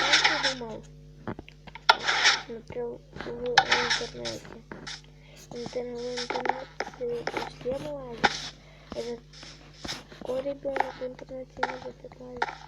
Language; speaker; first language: Russian; native; Russian